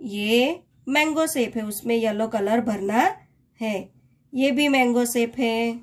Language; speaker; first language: Hindi; non-native, local second language; Gujarati